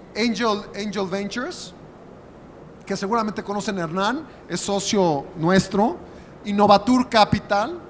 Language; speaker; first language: Spanish; native; Spanish